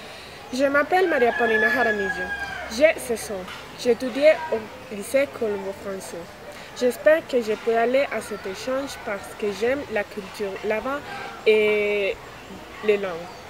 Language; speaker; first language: French; non-native, learner; Spanish